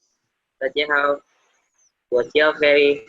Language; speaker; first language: Chinese; non-native, learner; Indonesian